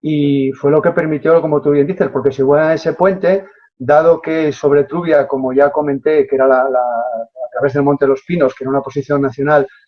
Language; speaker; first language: Spanish; native; Spanish